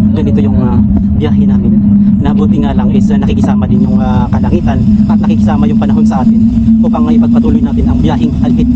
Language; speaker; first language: Filipino; native; Filipino